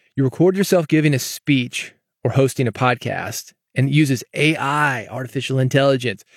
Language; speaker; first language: English; native; English